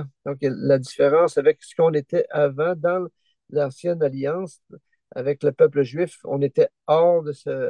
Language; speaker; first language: French; native; French